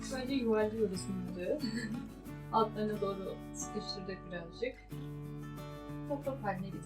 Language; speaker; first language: Turkish; native; Turkish